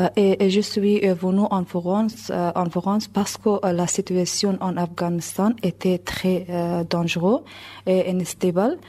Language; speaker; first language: French; non-native, learner; Persian